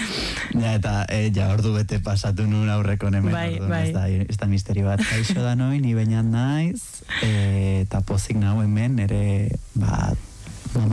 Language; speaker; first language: Basque; native; Basque